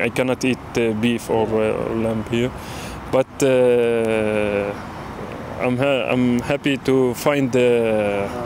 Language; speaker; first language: English; non-native, learner; Arabic